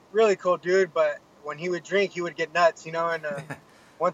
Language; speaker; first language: English; native; English